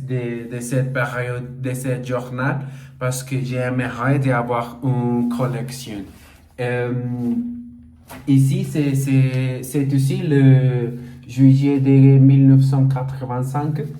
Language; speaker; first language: French; non-native, learner; Portuguese